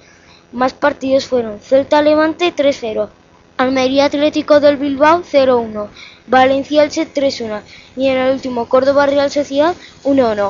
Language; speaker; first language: Spanish; native; Spanish